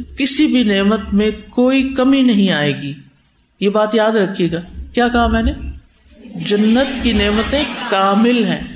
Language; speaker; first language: Urdu; native; Urdu